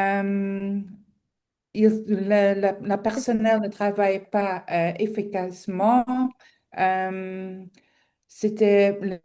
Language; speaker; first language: French; non-native, local second language; Dutch